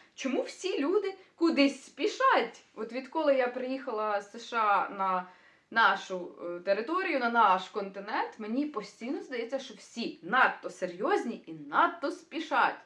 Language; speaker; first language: Ukrainian; native; Ukrainian